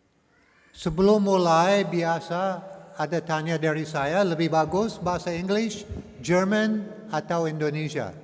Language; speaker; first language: Indonesian; non-native, learner; English